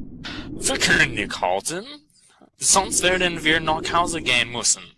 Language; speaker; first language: German; non-native, learner; English